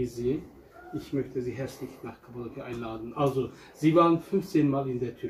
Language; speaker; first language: German; non-native, fluent; Turkish